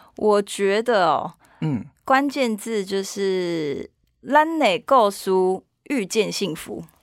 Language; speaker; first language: Chinese; native; Chinese